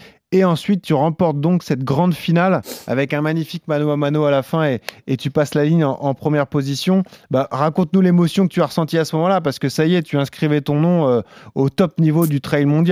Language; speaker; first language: French; native; French